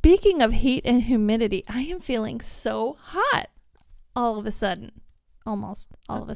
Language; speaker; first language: English; native; English